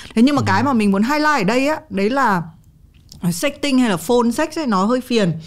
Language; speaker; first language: Vietnamese; native; Vietnamese